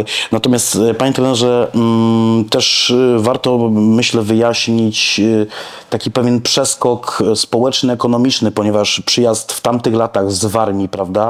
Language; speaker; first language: Polish; native; Polish